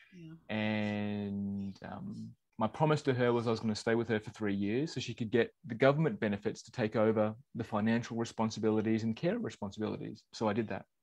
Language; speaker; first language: English; native; English